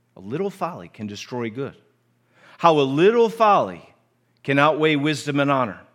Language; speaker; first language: English; native; English